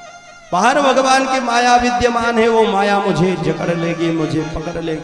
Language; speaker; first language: Hindi; native; Hindi